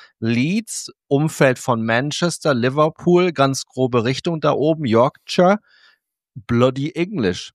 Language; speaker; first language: German; native; German